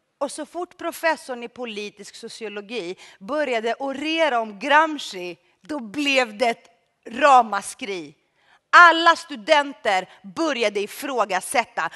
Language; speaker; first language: Swedish; early bilingual, other home language; Greek